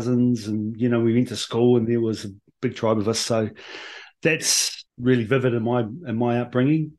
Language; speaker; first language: English; native; English